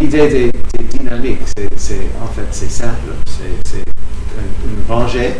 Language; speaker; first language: French; non-native, fluent; English